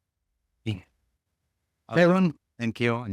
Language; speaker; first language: English; non-native, fluent; Spanish